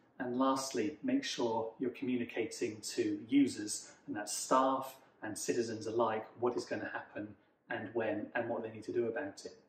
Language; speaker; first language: English; native; English